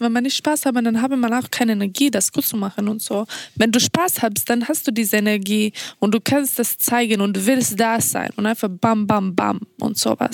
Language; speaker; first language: German; non-native, fluent; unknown